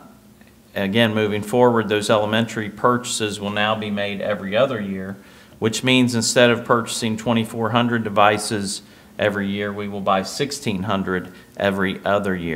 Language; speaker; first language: English; native; English